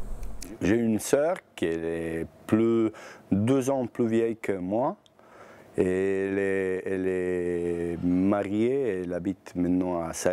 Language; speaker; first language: French; non-native, learner; Bosnian